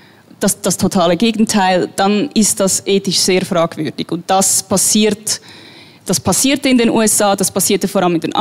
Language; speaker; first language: German; native; German